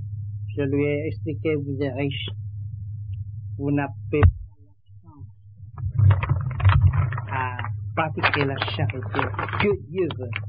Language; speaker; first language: French; non-native, learner; Vietnamese